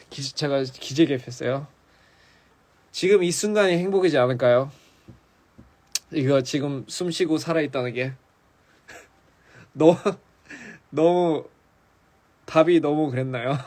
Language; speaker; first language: Korean; early bilingual, heritage; English